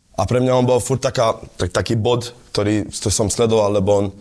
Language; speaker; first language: Slovak; early bilingual, other home language; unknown